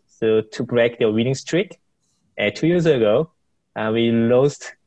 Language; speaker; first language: English; non-native, fluent; Korean